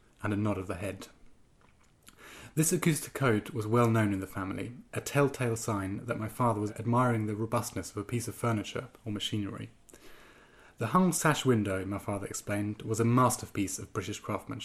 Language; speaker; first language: English; non-native, fluent; German